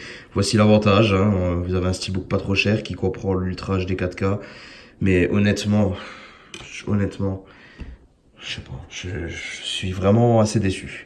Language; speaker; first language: French; native; French